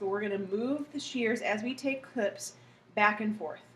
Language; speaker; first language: English; native; English